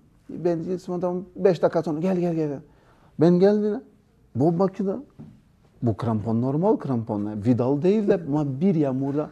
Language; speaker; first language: Turkish; non-native, learner; Portuguese